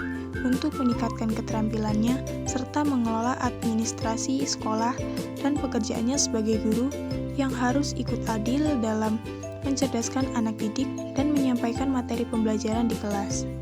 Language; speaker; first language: Indonesian; native; Indonesian